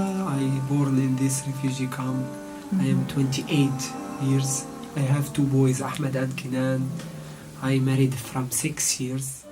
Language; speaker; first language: English; non-native, learner; Arabic